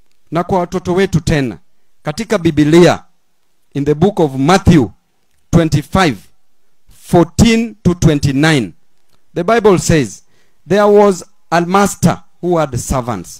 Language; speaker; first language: English; non-native, local second language; Luo (Kenya and Tanzania)